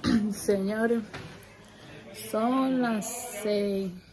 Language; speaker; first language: Spanish; early bilingual, heritage; Spanish